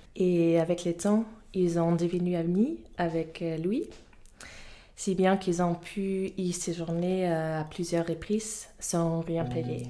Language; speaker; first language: French; non-native, fluent; German